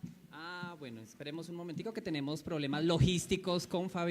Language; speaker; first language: Spanish; native; Spanish